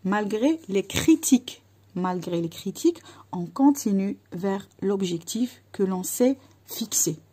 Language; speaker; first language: French; non-native, local second language; Arabic